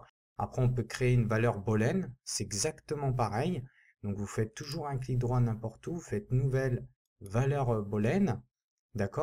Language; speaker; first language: French; native; French